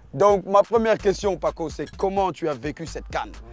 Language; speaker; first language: French; native; French